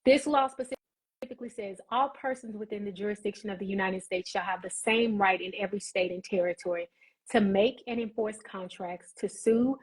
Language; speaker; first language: English; native; English